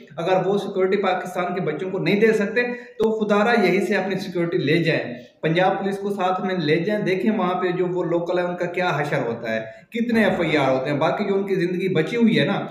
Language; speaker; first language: Urdu; non-native, local second language; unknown